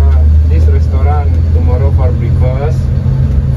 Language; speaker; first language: English; non-native, learner; Indonesian